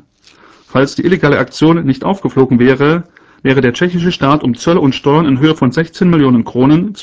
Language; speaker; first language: German; native; German